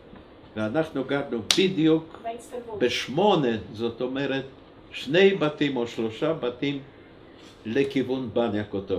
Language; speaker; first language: Hebrew; non-native, fluent; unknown